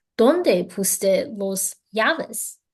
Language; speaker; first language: Spanish; non-native, learner; English